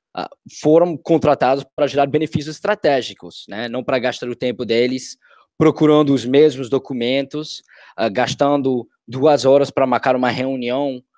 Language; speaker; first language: Portuguese; non-native, fluent; English